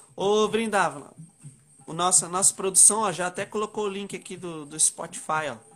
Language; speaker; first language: Portuguese; native; Portuguese